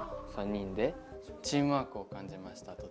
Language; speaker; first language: Japanese; native; Japanese